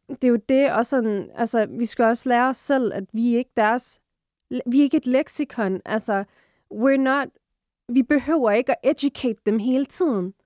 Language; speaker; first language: Danish; early bilingual, other home language; Arabic